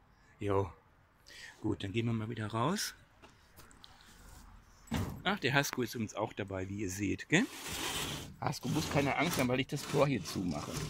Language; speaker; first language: German; native; German